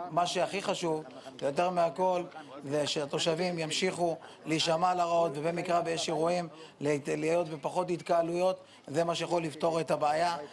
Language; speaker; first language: Hebrew; native; Hebrew